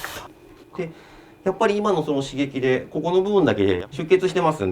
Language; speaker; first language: Japanese; native; Japanese